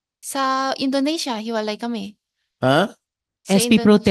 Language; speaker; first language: Filipino; non-native, learner; Chinese